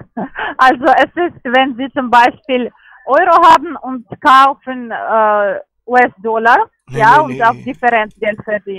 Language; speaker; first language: German; non-native, learner; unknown